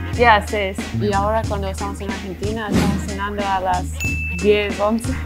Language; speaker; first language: Spanish; non-native, learner; English